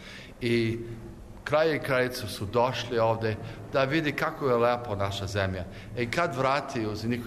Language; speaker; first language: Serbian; early bilingual, heritage; English